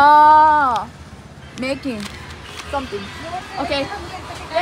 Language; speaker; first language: English; non-native, learner; Korean